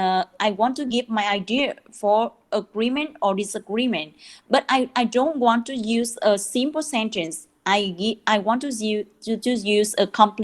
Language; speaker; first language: English; non-native, learner; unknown